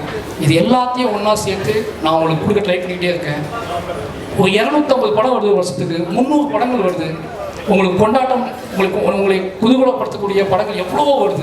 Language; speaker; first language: Tamil; native; Tamil